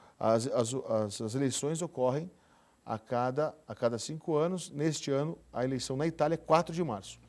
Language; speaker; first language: Portuguese; native; Portuguese